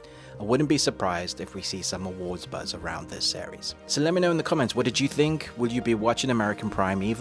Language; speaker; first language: English; native; English